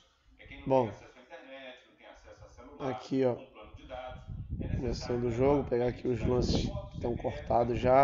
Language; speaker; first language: Portuguese; native; Portuguese